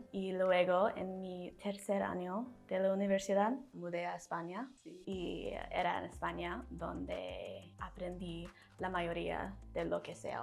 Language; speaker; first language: Spanish; non-native, fluent; English